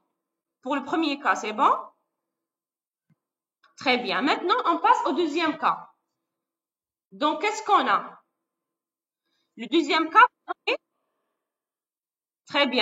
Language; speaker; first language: French; non-native, local second language; Arabic